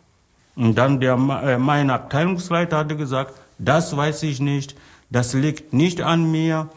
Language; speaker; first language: German; non-native, learner; Portuguese